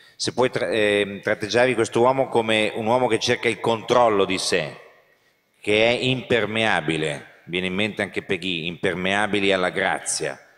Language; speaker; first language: Italian; native; Italian